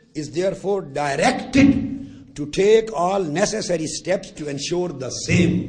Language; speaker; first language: English; non-native, local second language; Urdu